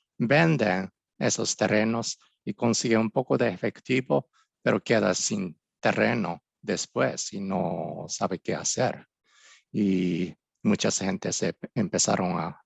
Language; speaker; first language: Spanish; non-native, fluent; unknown